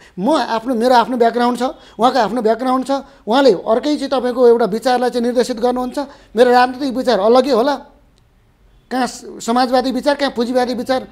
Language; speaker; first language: Nepali; native; Nepali